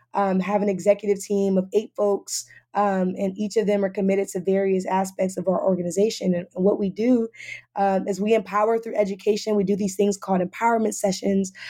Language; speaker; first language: English; native; English